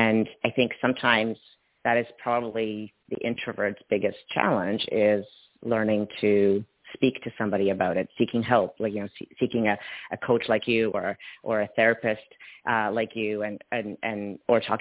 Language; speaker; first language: English; non-native, fluent; Polish